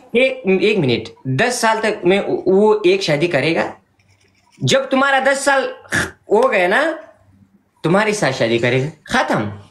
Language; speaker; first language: Hindi; non-native, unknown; Pashto